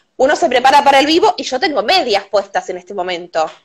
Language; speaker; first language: Spanish; native; Spanish